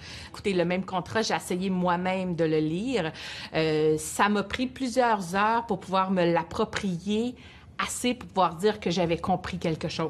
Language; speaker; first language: French; native; French